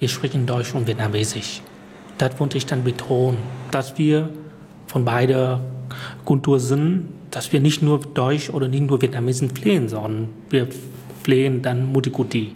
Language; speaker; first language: German; non-native, fluent; Vietnamese